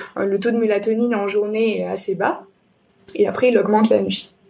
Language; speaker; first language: French; native; French